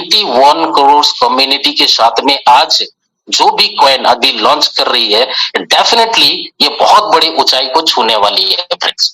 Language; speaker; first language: Hindi; native; Hindi